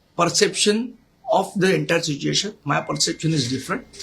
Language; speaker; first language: English; non-native, local second language; Marathi